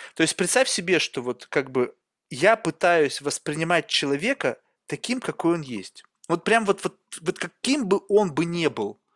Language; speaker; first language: Russian; native; Russian